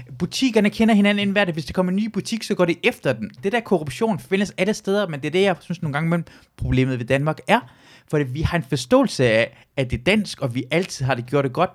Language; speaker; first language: Danish; early bilingual, other home language; Persian